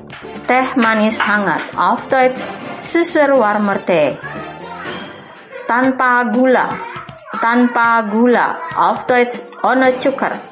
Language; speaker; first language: German; non-native, fluent; Indonesian